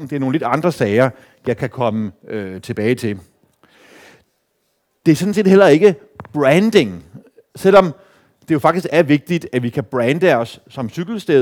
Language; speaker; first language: Danish; native; Danish